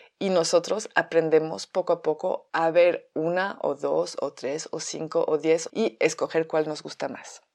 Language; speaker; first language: Spanish; non-native, fluent; French